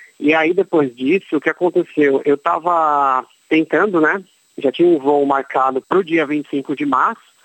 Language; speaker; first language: Portuguese; native; Portuguese